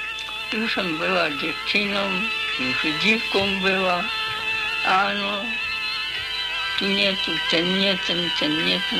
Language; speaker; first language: Polish; early bilingual, heritage; Polish